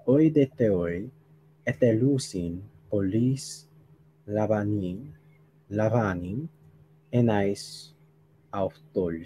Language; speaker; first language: Greek; non-native, learner; Spanish